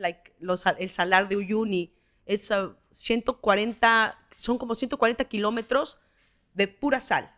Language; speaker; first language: Spanish; native; Spanish